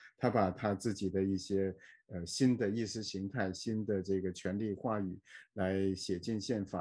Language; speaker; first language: Chinese; native; Chinese